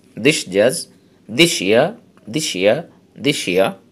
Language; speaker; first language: English; non-native, local second language; Bangla